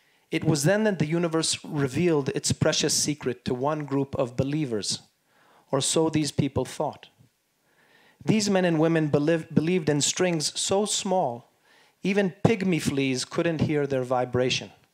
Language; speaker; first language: English; early bilingual, other home language; Hebrew